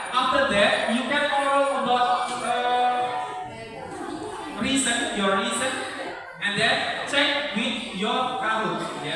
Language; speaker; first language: English; non-native, learner; Indonesian